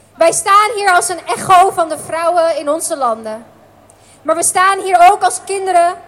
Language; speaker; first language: Dutch; early bilingual, other home language; Persian